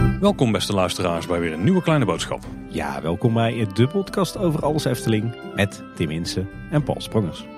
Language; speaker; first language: Dutch; native; Dutch